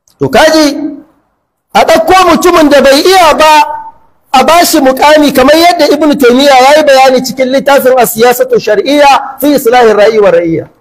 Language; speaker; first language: Hausa; native; Hausa